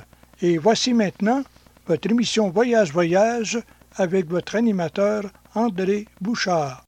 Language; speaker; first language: French; native; French